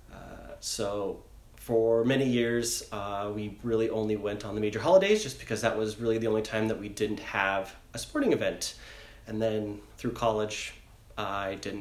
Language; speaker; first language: English; native; English